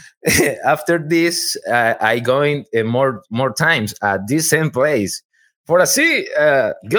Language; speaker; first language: English; non-native, learner; Spanish